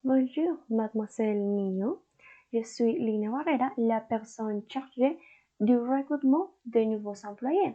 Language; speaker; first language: French; non-native, learner; Spanish